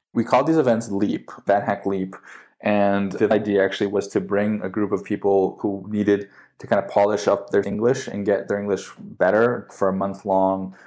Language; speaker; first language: English; native; English